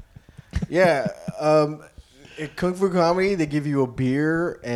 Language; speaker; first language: English; non-native, local second language; Filipino